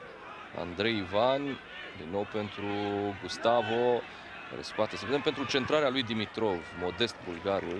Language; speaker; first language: Romanian; native; Romanian